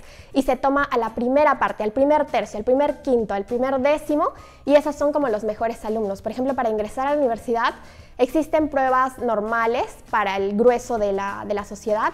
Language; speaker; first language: Spanish; native; Spanish